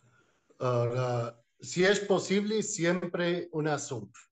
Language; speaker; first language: Spanish; non-native, fluent; Portuguese